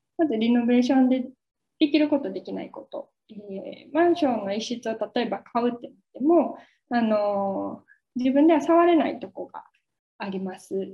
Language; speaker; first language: Japanese; native; Japanese